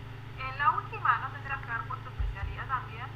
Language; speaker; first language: Spanish; native; Spanish